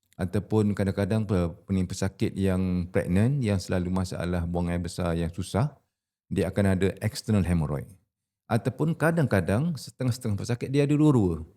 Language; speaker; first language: Malay; native; Malay